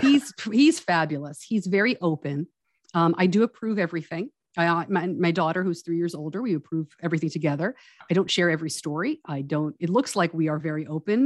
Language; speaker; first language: English; native; English